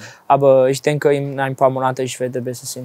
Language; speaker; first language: German; non-native, learner; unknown